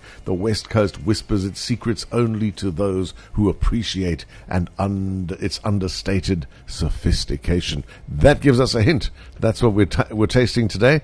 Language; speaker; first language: English; native; English